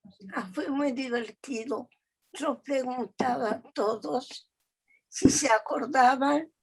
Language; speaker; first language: Spanish; early bilingual, other home language; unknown